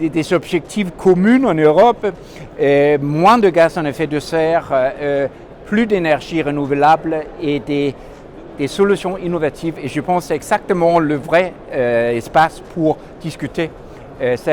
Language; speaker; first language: French; non-native, fluent; Danish